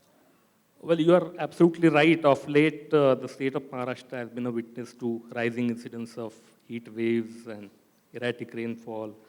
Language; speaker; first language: English; non-native, local second language; Marathi